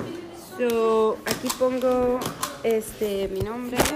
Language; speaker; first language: Spanish; early bilingual, heritage; Spanish